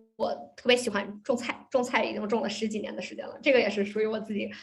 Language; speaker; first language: Chinese; early bilingual, heritage; Chinese